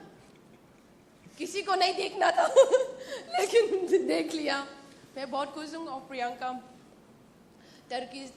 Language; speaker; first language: Hindi; non-native, local second language; Manipuri